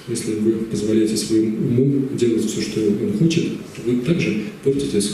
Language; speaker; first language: Russian; native; Russian